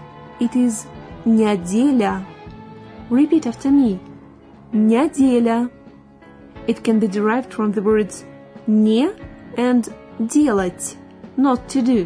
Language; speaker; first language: English; non-native, fluent; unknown